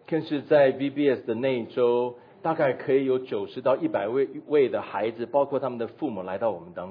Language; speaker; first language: Chinese; native; Chinese